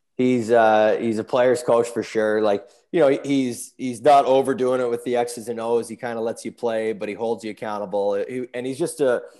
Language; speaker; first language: English; native; English